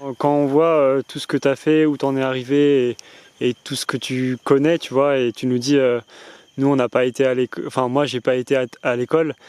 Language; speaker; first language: French; native; French